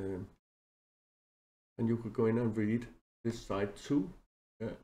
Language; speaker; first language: English; non-native, learner; Danish